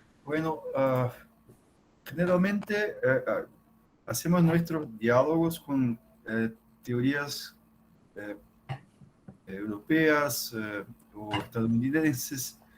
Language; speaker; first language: Spanish; non-native, fluent; Portuguese